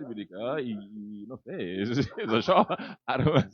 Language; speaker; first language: Catalan; non-native, fluent; Wolof